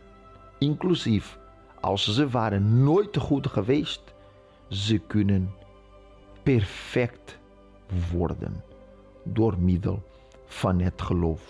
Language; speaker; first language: Dutch; non-native, fluent; Portuguese